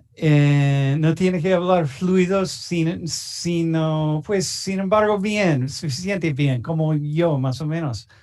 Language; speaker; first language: Spanish; non-native, learner; English